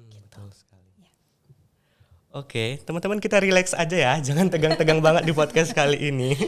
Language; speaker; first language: Indonesian; native; Indonesian